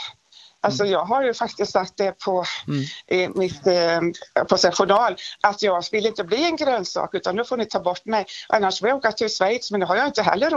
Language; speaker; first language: Swedish; native; Swedish